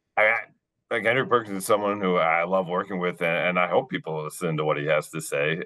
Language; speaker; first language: English; native; English